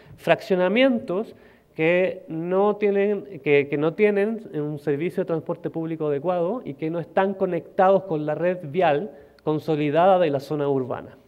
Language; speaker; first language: Spanish; native; Spanish